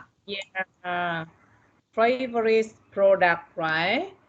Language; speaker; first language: English; non-native, learner; Vietnamese